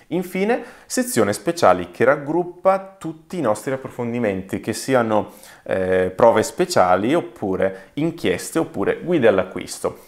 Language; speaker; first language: Italian; native; Italian